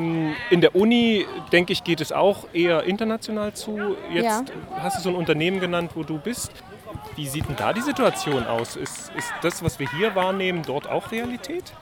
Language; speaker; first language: German; native; German